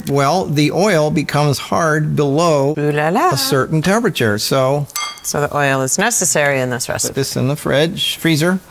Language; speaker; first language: English; native; English